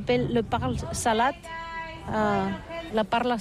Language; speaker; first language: French; non-native, learner; Catalan